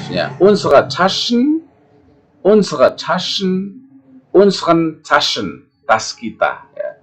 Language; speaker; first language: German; non-native, fluent; Indonesian